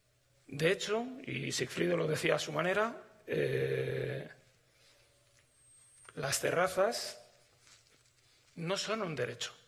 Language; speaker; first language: Spanish; native; Spanish